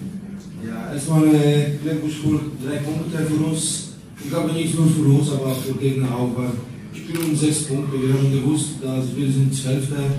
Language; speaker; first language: German; non-native, learner; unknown